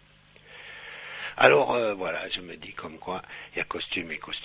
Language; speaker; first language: French; native; French